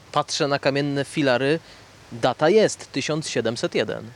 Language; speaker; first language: Polish; native; Polish